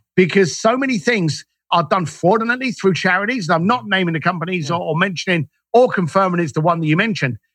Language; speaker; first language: English; native; English